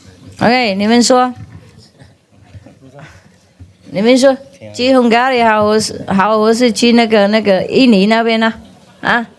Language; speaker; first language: Chinese; non-native, fluent; Vietnamese